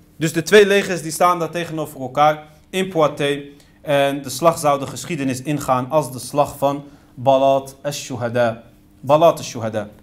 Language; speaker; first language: Dutch; early bilingual, other home language; Riffian